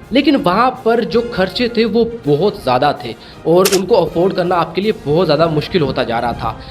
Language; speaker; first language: Urdu; non-native, local second language; Sindhi